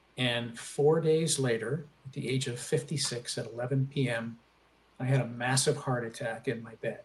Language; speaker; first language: English; native; English